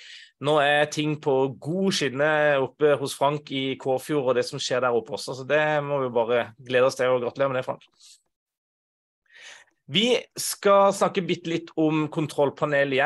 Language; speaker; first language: Norwegian; native; Norwegian